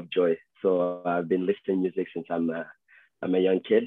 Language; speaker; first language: English; native; English